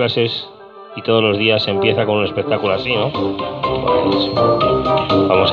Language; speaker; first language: Spanish; native; Spanish